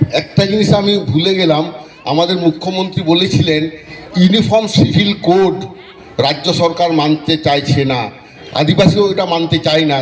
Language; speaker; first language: Bangla; non-native, local second language; Santali